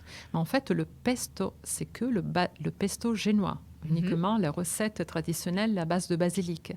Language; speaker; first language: French; non-native, fluent; Italian